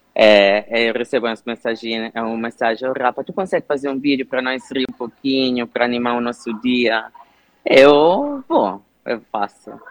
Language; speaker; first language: Portuguese; non-native, fluent; Italian